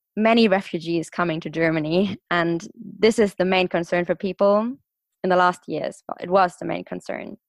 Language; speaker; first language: English; non-native, fluent; German